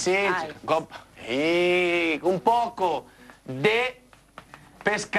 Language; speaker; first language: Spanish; non-native, learner; Italian